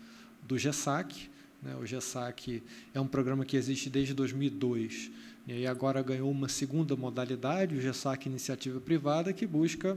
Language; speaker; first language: Portuguese; native; Portuguese